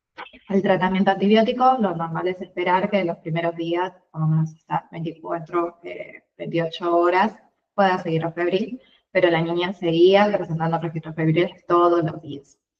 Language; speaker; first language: Spanish; native; Spanish